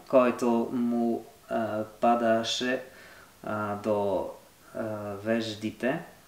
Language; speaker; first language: Bulgarian; non-native, learner; French